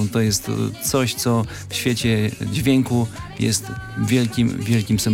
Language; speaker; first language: Polish; native; Polish